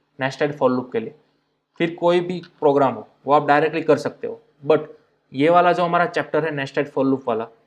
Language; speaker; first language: Hindi; non-native, local second language; Gujarati